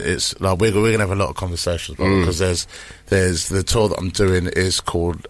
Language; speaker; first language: English; native; English